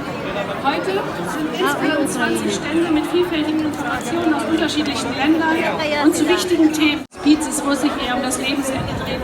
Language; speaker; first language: German; native; German